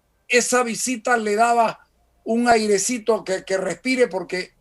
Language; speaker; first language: Spanish; native; Spanish